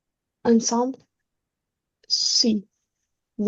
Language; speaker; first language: French; non-native, learner; Spanish